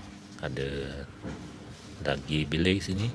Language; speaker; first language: Malay; native; Malay